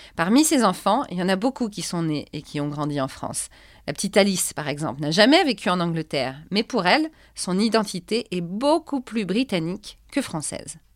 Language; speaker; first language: French; native; French